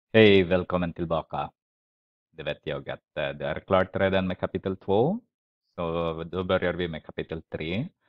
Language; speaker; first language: Swedish; non-native, fluent; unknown